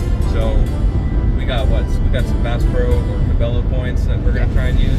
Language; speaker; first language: English; native; English